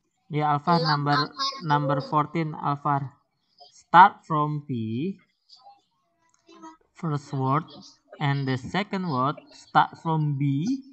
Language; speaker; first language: English; non-native, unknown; Indonesian